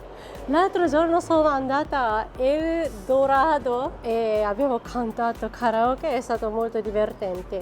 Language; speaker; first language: Italian; non-native, fluent; Japanese